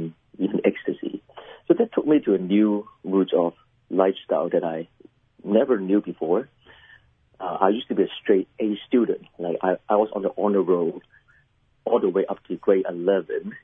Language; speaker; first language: English; early bilingual, other home language; Cantonese